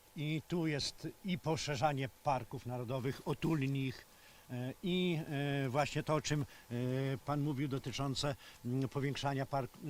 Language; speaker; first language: Polish; native; Polish